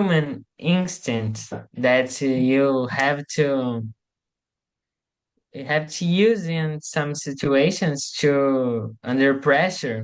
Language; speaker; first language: English; non-native, learner; Portuguese